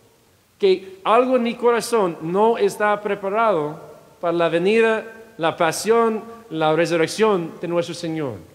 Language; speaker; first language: Spanish; non-native, fluent; English